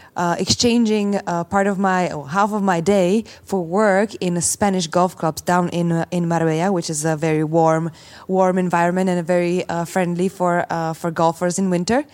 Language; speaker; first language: English; non-native, fluent; Slovak